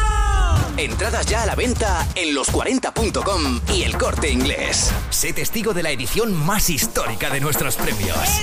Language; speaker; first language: Spanish; native; Spanish